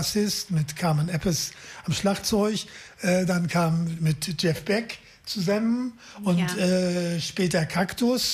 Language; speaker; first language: German; native; German